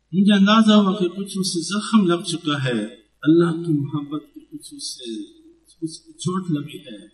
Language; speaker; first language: Urdu; non-native, local second language; Pashto